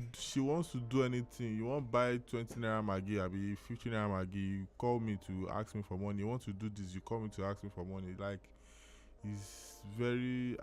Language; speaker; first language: Nigerian Pidgin; non-native, local second language; Yoruba